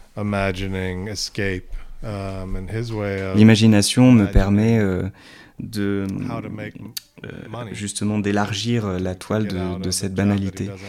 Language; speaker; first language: French; non-native, fluent; English